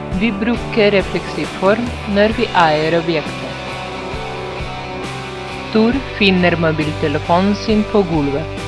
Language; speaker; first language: Norwegian; non-native, fluent; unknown